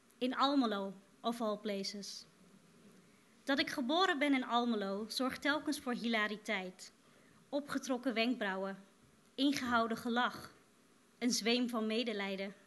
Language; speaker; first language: Dutch; native; Dutch